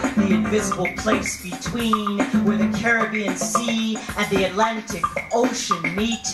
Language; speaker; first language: English; early bilingual, other home language; Spanish